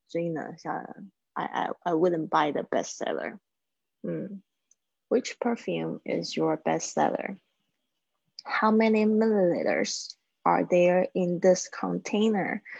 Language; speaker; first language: English; non-native, fluent; Chinese